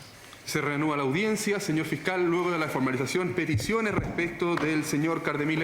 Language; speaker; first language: Spanish; native; Spanish